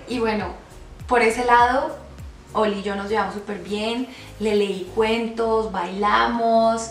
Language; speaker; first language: Spanish; native; Spanish